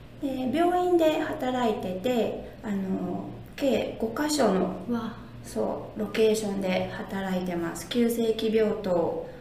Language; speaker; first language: Japanese; native; Japanese